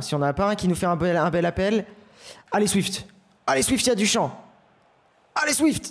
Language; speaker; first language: French; native; French